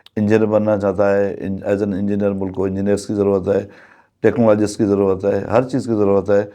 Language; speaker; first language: Urdu; non-native, local second language; Sindhi